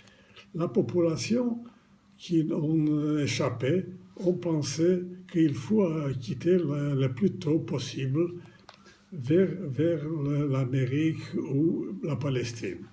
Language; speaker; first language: French; non-native, fluent; Romanian